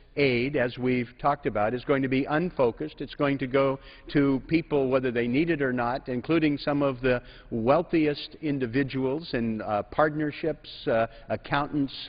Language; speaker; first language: English; native; English